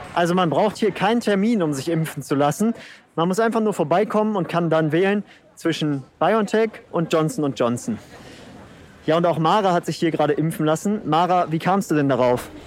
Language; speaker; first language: German; native; German